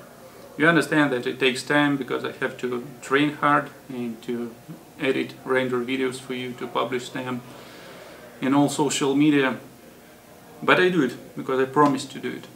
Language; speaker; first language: English; non-native, fluent; Russian